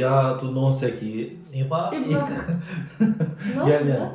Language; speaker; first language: Polish; non-native, learner; Turkish